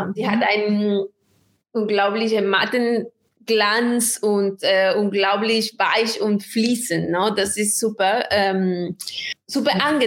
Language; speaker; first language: German; non-native, fluent; Spanish